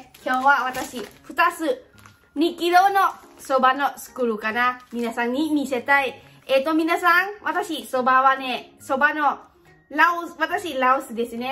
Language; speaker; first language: Japanese; non-native, learner; Lao